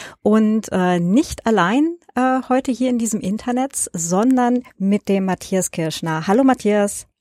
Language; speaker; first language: German; native; German